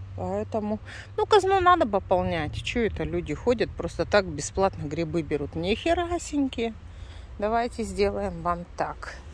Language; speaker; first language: Russian; native; Russian